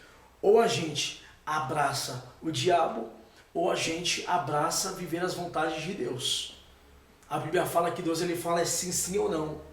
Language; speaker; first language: Portuguese; native; Portuguese